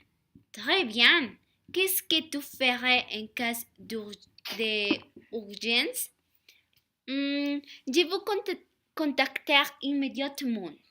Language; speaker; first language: French; non-native, learner; Spanish